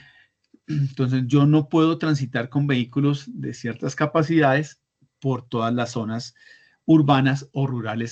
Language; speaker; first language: Spanish; native; Spanish